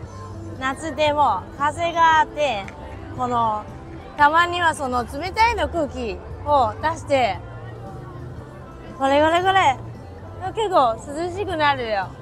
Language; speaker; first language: Japanese; non-native, fluent; Chinese